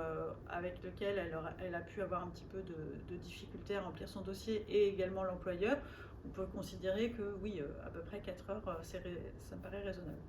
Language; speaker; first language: French; native; French